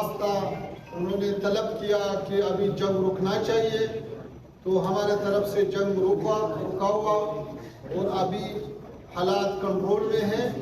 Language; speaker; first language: Hindi; non-native, fluent; Pashto